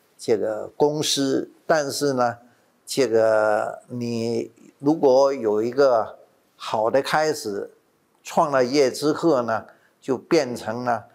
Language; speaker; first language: Chinese; native; Chinese